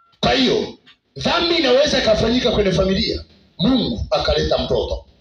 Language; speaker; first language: Swahili; native; Swahili